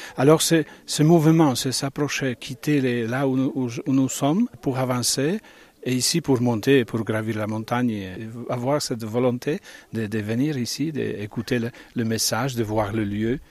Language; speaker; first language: French; non-native, fluent; Italian